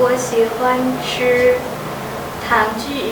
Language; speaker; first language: Chinese; non-native, learner; Indonesian